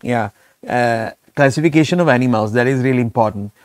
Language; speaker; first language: English; non-native, local second language; Sinhala